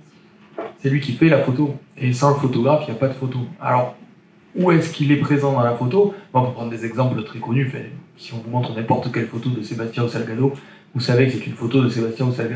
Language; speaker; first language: French; native; French